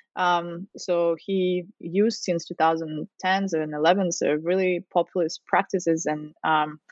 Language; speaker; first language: English; non-native, fluent; Russian